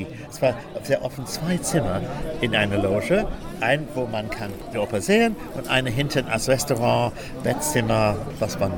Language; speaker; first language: German; non-native, learner; English